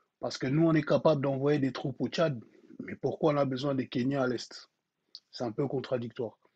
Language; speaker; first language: French; non-native, local second language; Lingala